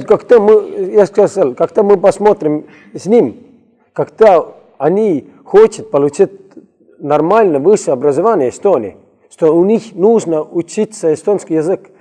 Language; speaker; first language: Russian; non-native, learner; Estonian